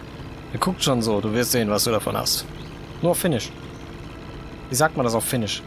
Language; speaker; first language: German; native; German